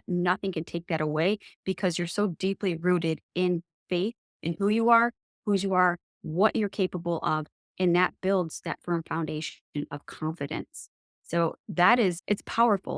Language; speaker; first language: English; native; English